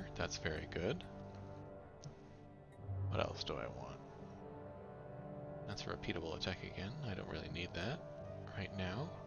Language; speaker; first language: English; native; English